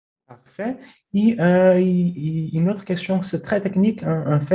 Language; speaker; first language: French; non-native, fluent; Portuguese